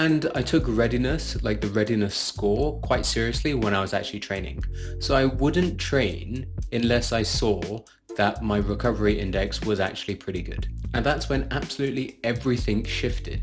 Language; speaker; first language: English; native; English